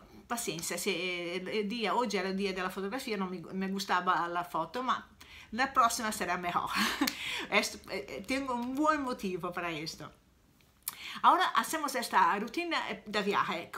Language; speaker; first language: Spanish; non-native, learner; Italian